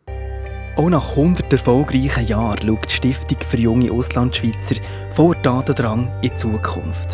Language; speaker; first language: German; native; German